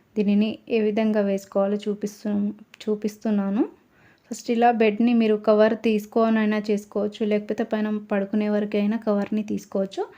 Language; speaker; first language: Telugu; native; Telugu